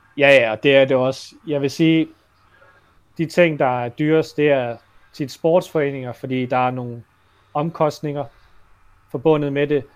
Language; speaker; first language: Danish; native; Danish